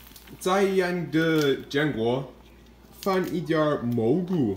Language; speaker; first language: Chinese; non-native, learner; English